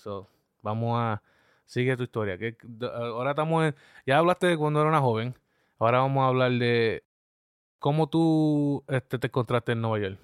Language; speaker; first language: Spanish; early bilingual, other home language; English